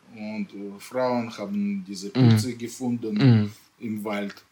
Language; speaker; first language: German; non-native, fluent; Russian